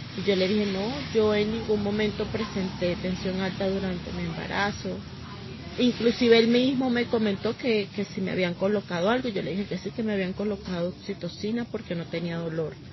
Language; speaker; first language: Spanish; native; Spanish